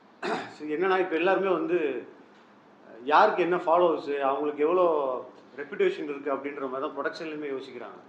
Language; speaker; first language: Tamil; native; Tamil